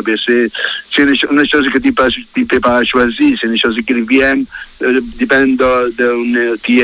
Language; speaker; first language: French; non-native, learner; Spanish